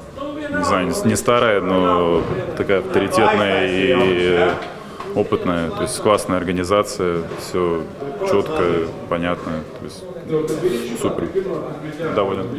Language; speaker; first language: Russian; non-native, local second language; Latvian